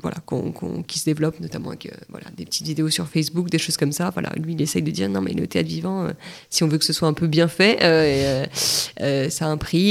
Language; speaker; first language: French; native; French